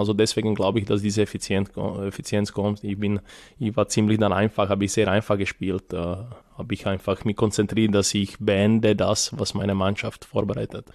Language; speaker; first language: German; non-native, fluent; Serbian